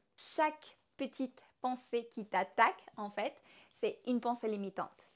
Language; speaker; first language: French; non-native, fluent; Spanish